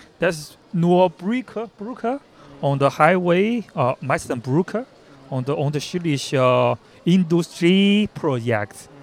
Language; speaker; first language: German; non-native, learner; Chinese